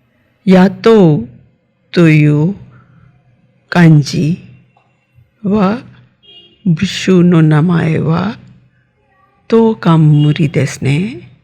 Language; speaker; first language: Japanese; non-native, fluent; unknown